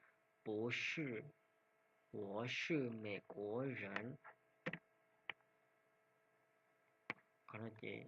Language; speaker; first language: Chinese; non-native, fluent; Hmong